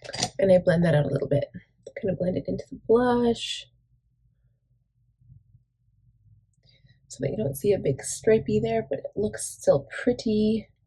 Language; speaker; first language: English; native; English